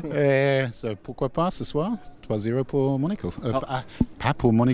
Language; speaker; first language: French; non-native, learner; English